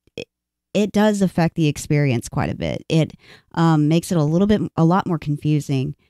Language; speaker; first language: English; native; English